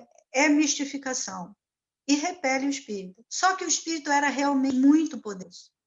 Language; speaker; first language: Portuguese; native; Portuguese